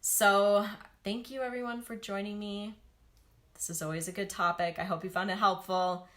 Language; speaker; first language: English; native; English